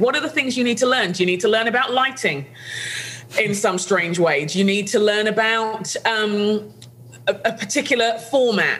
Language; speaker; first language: English; native; English